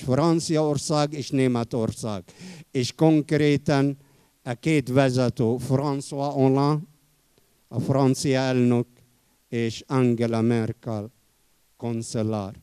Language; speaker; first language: Hungarian; non-native, fluent; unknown